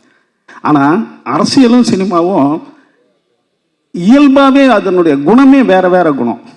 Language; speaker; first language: Tamil; native; Tamil